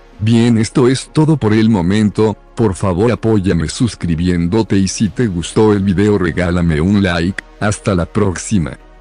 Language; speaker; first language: Spanish; native; Spanish